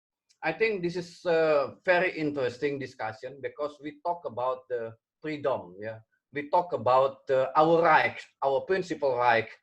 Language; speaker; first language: English; non-native, learner; Indonesian